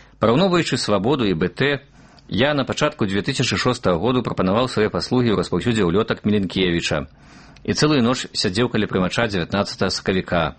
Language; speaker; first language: Belarusian; native; Belarusian